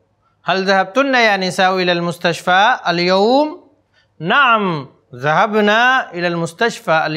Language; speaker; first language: Arabic; non-native, fluent; Urdu